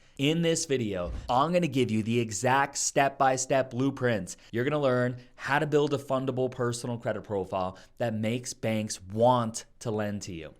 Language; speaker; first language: English; native; English